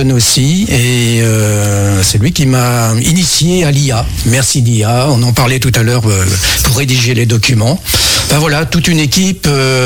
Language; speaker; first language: French; native; French